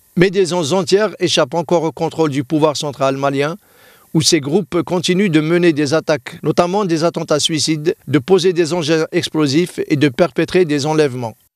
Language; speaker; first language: French; non-native, local second language; Arabic